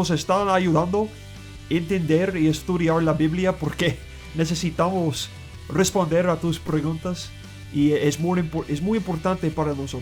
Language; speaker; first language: Spanish; non-native, learner; English